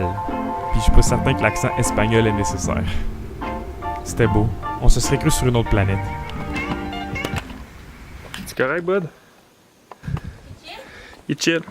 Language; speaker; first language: French; native; French